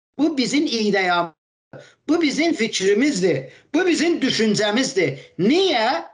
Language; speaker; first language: Azerbaijani; native; Azerbaijani